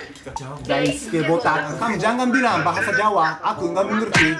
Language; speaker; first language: Indonesian; non-native, fluent; Japanese